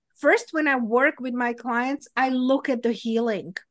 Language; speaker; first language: English; non-native, fluent; Czech